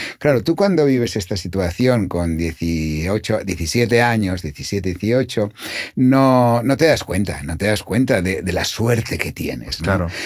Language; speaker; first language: Spanish; non-native, local second language; Catalan